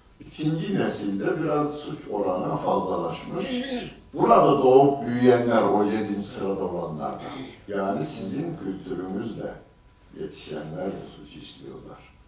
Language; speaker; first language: Turkish; native; Turkish